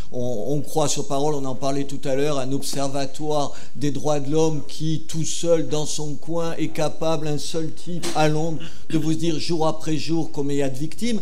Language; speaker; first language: French; native; French